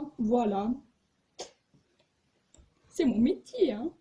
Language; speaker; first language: French; non-native, fluent; Portuguese